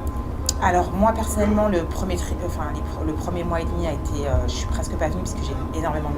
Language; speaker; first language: French; native; French